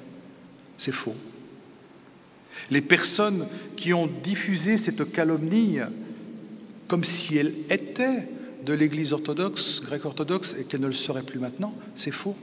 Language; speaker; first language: French; native; French